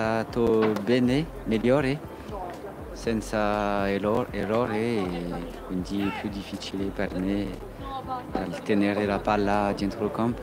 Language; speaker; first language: Italian; non-native, learner; French